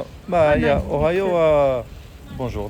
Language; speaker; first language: Japanese; non-native, fluent; French